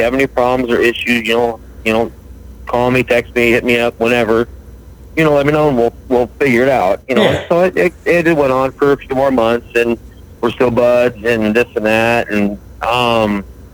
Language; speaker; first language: English; native; English